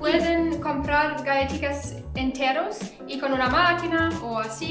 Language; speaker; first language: Spanish; non-native, fluent; German